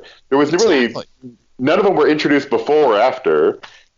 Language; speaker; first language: English; native; English